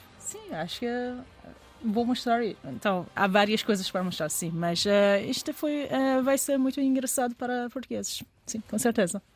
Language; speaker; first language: Portuguese; non-native, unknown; Persian